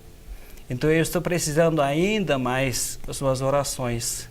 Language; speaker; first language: Portuguese; non-native, fluent; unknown